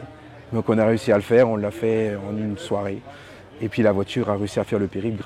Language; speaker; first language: French; native; French